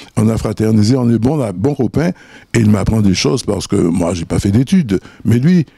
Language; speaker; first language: French; native; French